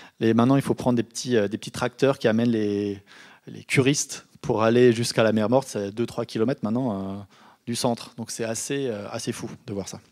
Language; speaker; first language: French; native; French